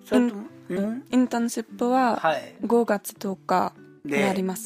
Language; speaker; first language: Japanese; non-native, learner; German